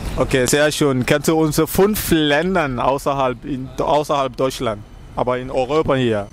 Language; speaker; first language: German; non-native, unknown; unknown